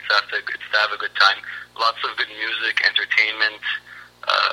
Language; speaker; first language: English; early bilingual, other home language; Armenian